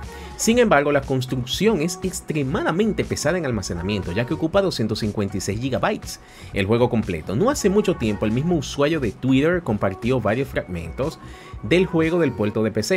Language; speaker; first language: Spanish; native; Spanish